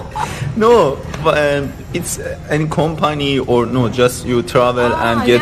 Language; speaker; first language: English; non-native, learner; Persian